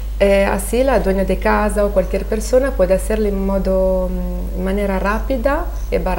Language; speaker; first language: Spanish; non-native, learner; Italian